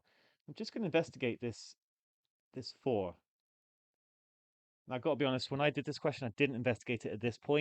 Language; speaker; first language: English; native; English